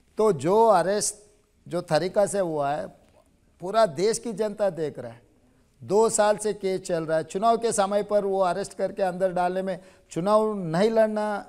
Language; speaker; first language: Hindi; non-native, local second language; Telugu